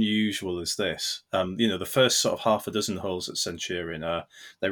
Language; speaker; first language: English; native; English